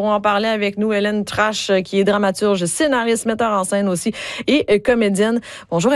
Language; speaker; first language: French; native; French